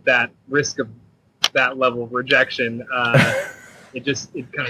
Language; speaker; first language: English; native; English